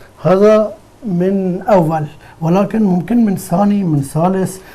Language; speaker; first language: Arabic; non-native, fluent; Persian